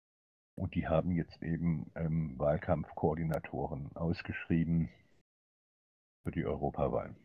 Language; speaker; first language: German; native; German